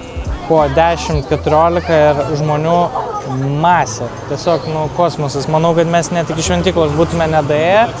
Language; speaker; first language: Lithuanian; native; Lithuanian